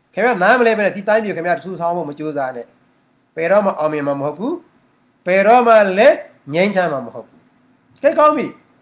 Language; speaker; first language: Burmese; non-native, local second language; Mon